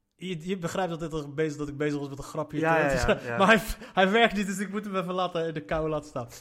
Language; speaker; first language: Dutch; early bilingual, other home language; Arabic